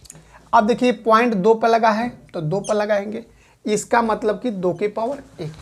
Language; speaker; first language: Hindi; native; Hindi